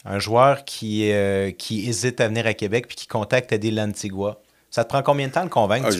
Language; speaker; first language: French; native; French